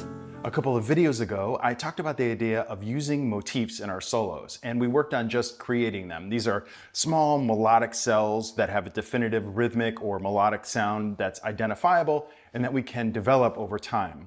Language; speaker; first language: English; native; English